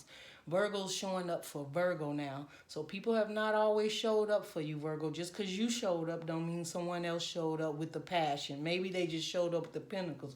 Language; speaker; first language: English; native; English